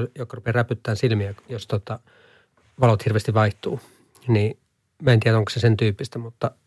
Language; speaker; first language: Finnish; native; Finnish